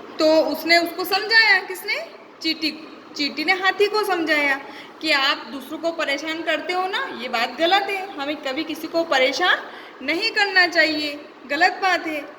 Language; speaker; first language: Hindi; native; Hindi